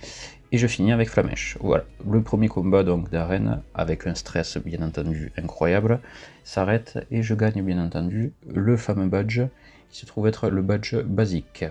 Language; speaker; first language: French; native; French